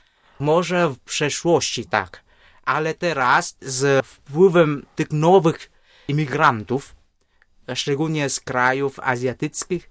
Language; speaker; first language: Polish; non-native, fluent; Vietnamese